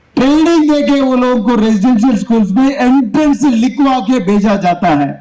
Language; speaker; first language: Hindi; non-native, local second language; Telugu